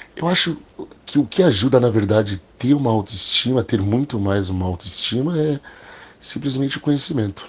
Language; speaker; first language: Portuguese; early bilingual, other home language; English